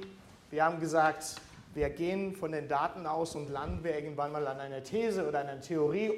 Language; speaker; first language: German; non-native, fluent; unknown